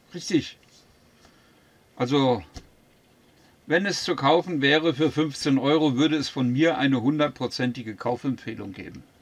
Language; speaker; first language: German; native; German